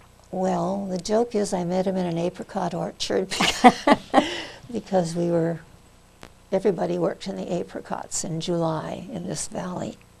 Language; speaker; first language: English; native; English